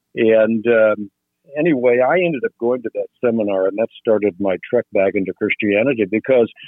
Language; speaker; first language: English; non-native, fluent; Dutch